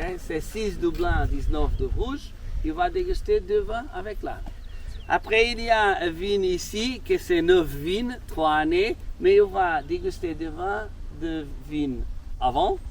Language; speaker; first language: French; non-native, learner; Portuguese